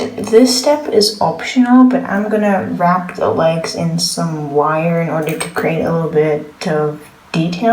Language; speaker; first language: English; non-native, fluent; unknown